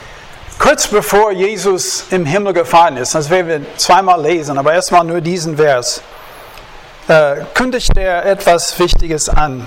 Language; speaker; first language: German; non-native, fluent; English